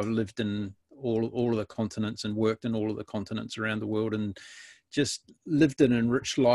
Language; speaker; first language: English; native; English